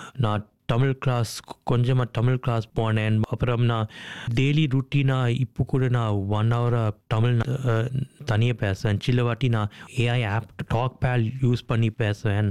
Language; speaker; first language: Tamil; early bilingual, heritage; Tamil